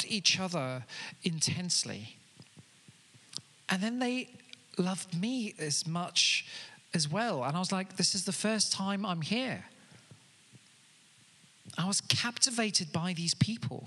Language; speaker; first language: English; native; English